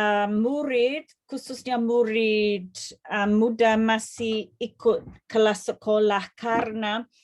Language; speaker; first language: Indonesian; non-native, fluent; English